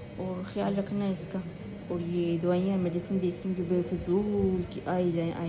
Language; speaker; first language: Urdu; native; Urdu